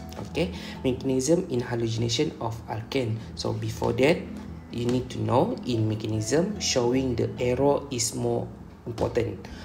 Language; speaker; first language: English; non-native, local second language; Malay